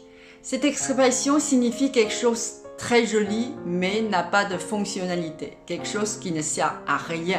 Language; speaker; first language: French; non-native, fluent; Cantonese